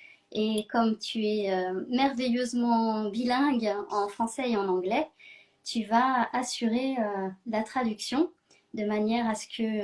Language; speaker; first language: French; native; French